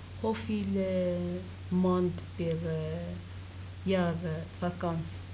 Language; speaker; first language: Dutch; non-native, learner; Arabic